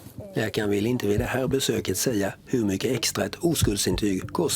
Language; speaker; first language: Swedish; native; Swedish